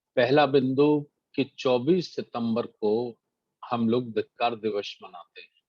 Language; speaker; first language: Hindi; native; Hindi